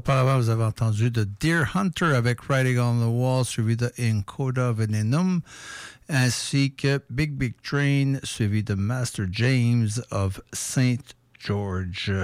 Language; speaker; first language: French; native; French